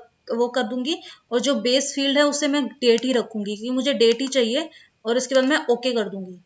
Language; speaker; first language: Hindi; native; Hindi